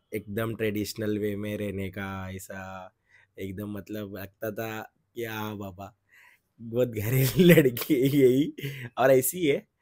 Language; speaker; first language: Hindi; non-native, local second language; Marathi